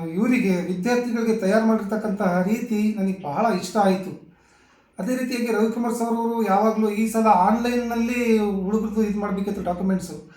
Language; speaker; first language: Kannada; native; Kannada